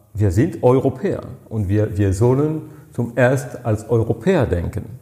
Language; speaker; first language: German; non-native, fluent; French